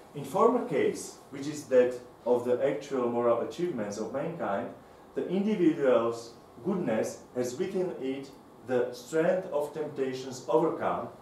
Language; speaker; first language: English; non-native, fluent; Slovak